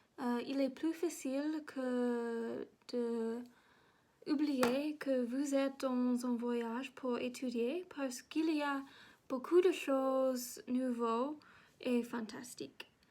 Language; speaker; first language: French; non-native, learner; English